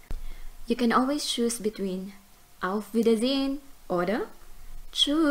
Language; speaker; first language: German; non-native, fluent; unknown